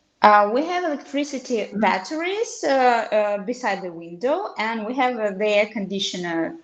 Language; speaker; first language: English; non-native, fluent; Russian